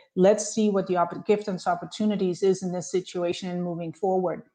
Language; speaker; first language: English; non-native, fluent; Danish